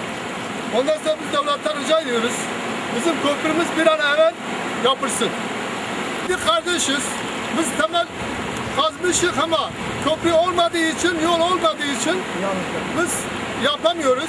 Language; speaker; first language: Turkish; non-native, local second language; Kurdish